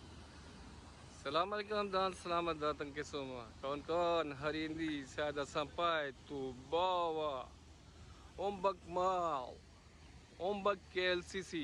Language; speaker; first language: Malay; non-native, learner; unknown